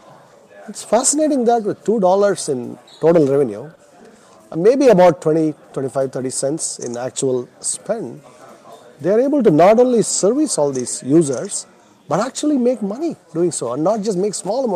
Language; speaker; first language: English; non-native, local second language; Tamil